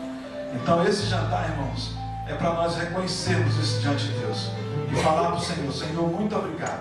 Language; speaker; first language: Portuguese; native; Portuguese